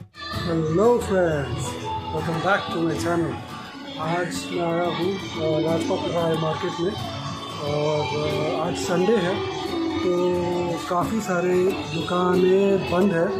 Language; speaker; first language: Hindi; native; Hindi